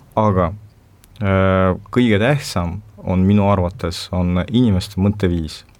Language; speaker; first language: Estonian; non-native, local second language; Russian